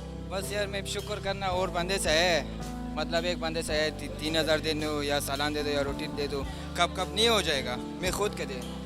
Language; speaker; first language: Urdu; non-native, local second language; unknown